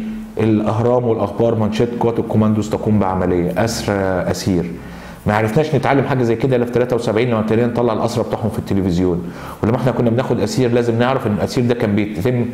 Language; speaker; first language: Arabic; native; Arabic